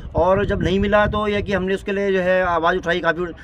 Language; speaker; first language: Hindi; native; Hindi